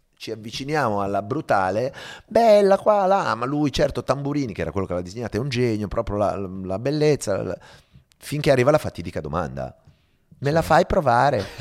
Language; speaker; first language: Italian; native; Italian